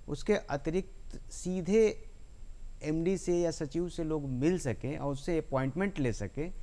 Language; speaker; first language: Hindi; native; Hindi